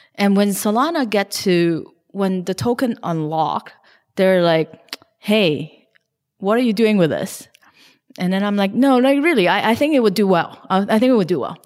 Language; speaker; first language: English; non-native, local second language; Cantonese